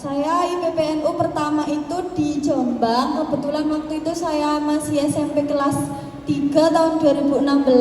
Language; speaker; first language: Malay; non-native, local second language; Javanese